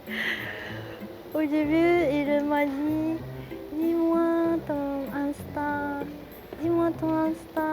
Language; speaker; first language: French; non-native, learner; Japanese